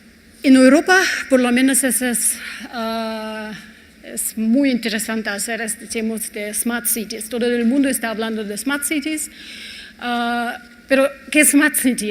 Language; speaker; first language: Spanish; non-native, fluent; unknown